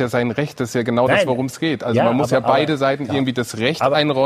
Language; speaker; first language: German; native; German